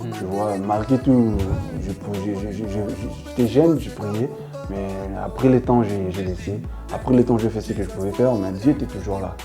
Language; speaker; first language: French; non-native, local second language; Lingala